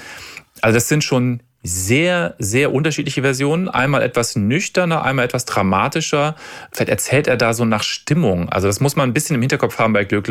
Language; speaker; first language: German; native; German